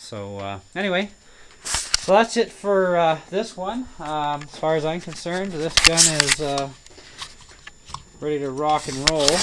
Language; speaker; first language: English; native; English